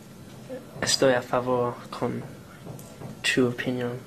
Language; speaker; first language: Spanish; non-native, learner; English